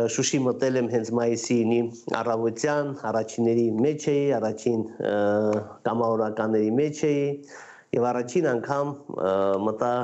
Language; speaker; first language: Armenian; native; Armenian